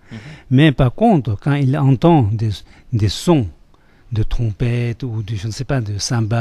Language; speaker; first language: French; non-native, fluent; Tibetan